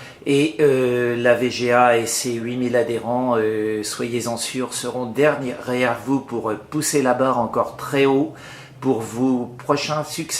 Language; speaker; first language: French; native; French